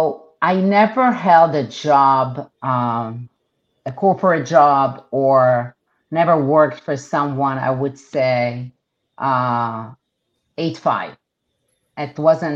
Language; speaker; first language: English; non-native, fluent; Hebrew